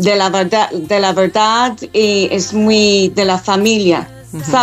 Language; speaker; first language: Spanish; non-native, learner; English